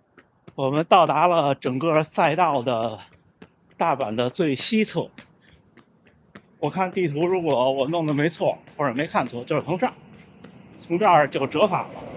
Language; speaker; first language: Chinese; native; Chinese